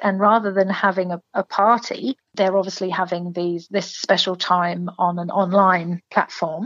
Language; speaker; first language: English; native; English